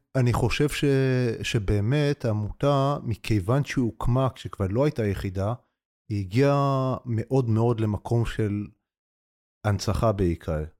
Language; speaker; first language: Hebrew; early bilingual, other home language; Portuguese